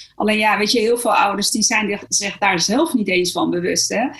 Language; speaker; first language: Dutch; early bilingual, other home language; Arabic